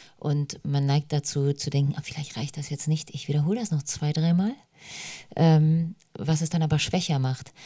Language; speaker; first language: German; early bilingual, other home language; Polish